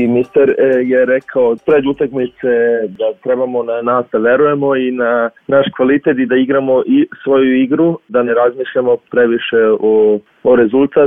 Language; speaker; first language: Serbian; early bilingual, heritage; Serbian